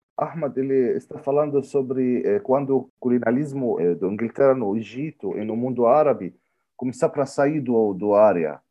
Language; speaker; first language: Portuguese; non-native, learner; Arabic